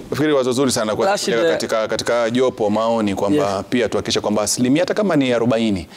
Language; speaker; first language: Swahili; native; Swahili